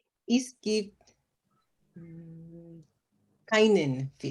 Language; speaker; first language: German; non-native, learner; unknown